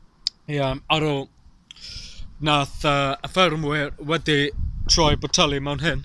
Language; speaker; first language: Welsh; non-native, learner; English